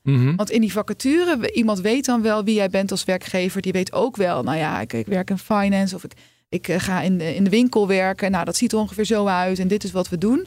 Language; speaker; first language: Dutch; native; Dutch